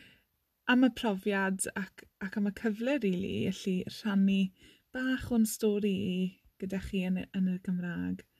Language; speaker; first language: Welsh; non-native, local second language; English